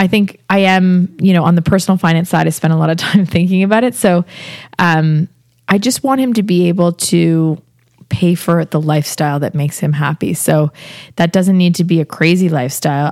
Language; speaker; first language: English; native; English